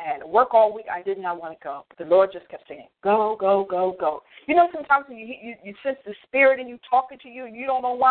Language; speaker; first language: English; native; English